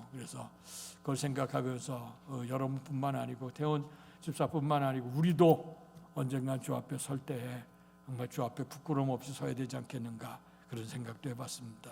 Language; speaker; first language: Korean; native; Korean